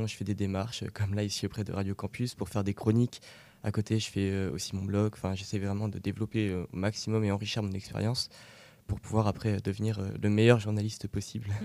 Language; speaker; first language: French; native; French